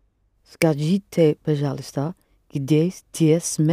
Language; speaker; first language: Russian; non-native, learner; English